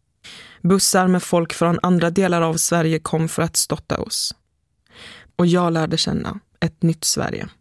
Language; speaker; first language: Swedish; early bilingual, other home language; Persian